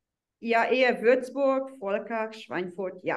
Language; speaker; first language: German; non-native, fluent; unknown